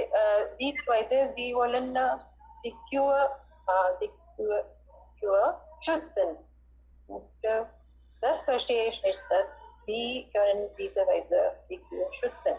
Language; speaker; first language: German; non-native, learner; Hindi